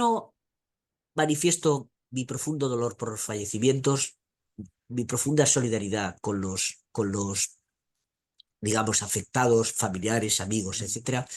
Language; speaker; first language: Spanish; native; Spanish